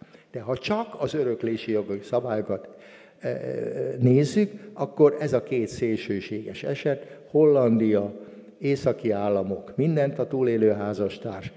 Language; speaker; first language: Hungarian; native; Hungarian